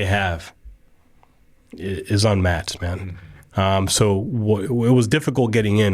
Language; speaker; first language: English; native; English